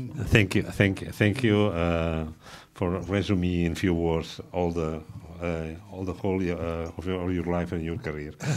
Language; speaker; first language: English; non-native, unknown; Catalan